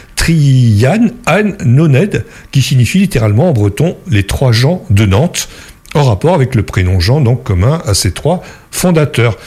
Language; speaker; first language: French; native; French